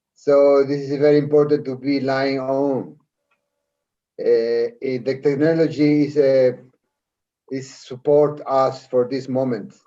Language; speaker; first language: English; non-native, learner; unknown